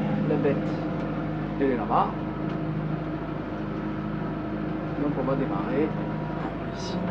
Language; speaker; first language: French; native; French